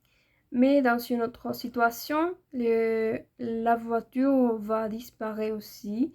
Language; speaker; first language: French; non-native, learner; Spanish